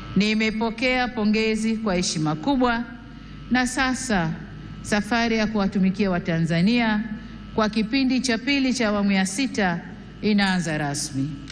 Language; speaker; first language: Swahili; native; Swahili